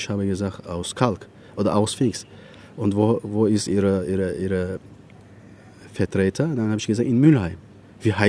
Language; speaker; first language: German; non-native, fluent; Turkish